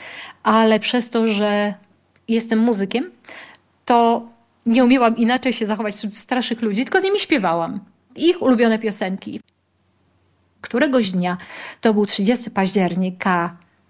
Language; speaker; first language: Polish; native; Polish